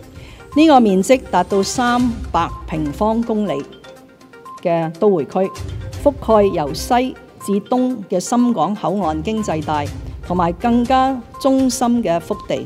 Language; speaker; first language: Chinese; non-native, local second language; Cantonese